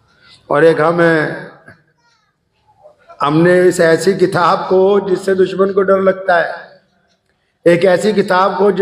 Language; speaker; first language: Urdu; native; Urdu